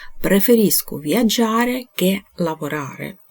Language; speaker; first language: Italian; non-native, fluent; Ukrainian